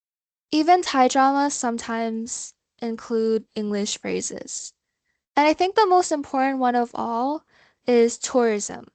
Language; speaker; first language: English; non-native, fluent; Thai